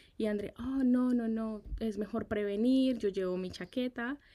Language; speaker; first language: Spanish; native; Spanish